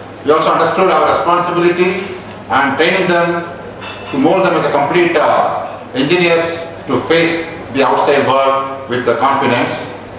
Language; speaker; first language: English; non-native, local second language; Kannada